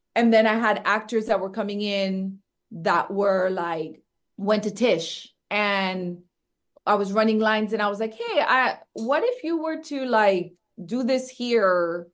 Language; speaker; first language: English; early bilingual, other home language; Spanish